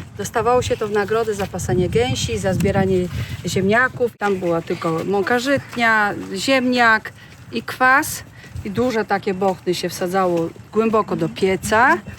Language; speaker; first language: Polish; native; Polish